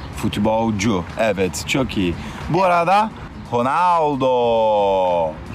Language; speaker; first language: Turkish; non-native, learner; Portuguese